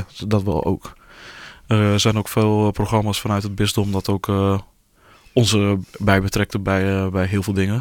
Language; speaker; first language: Dutch; early bilingual, other home language; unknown